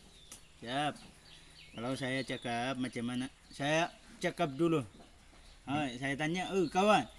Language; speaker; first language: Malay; non-native, local second language; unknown